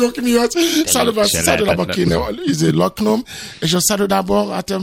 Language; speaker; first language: Hungarian; non-native, fluent; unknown